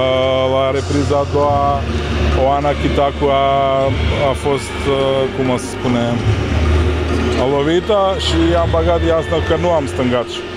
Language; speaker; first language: Romanian; non-native, learner; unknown